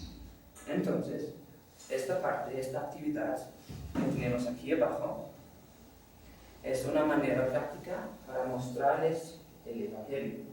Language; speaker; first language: Spanish; non-native, fluent; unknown